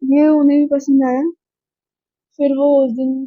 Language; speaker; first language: Hindi; non-native, local second language; Marathi